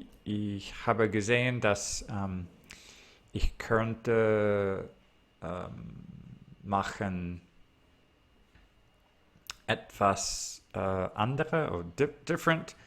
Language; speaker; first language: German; non-native, learner; English